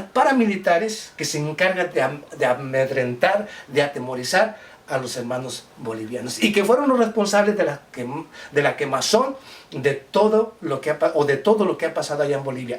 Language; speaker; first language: Spanish; native; Spanish